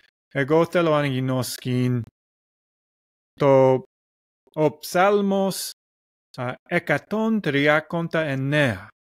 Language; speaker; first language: Greek; non-native, learner; English